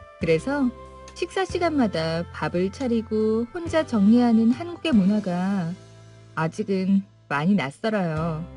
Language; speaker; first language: Korean; non-native, fluent; Vietnamese